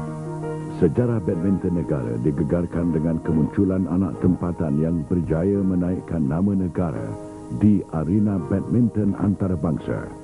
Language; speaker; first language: Malay; native; Malay